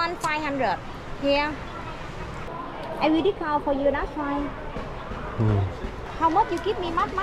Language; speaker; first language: English; non-native, learner; Vietnamese